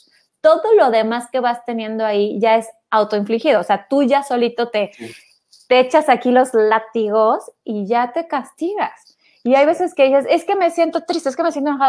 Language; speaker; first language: Spanish; native; Spanish